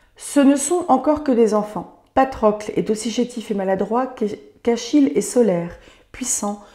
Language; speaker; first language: French; native; French